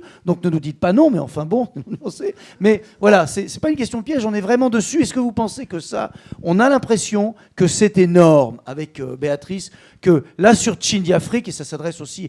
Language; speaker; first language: French; native; French